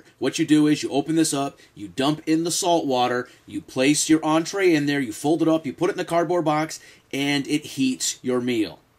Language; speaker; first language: English; native; English